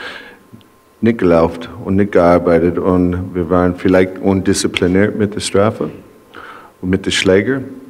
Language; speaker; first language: German; non-native, learner; English